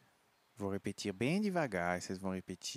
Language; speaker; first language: Portuguese; non-native, fluent; French